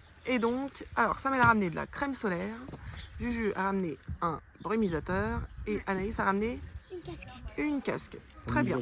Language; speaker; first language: French; native; French